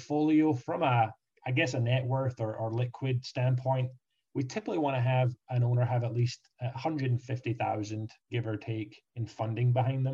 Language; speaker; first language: English; native; English